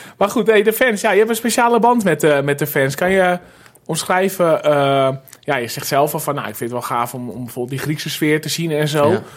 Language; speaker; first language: Dutch; native; Dutch